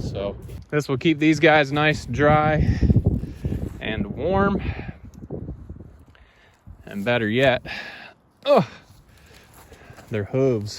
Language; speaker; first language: English; native; English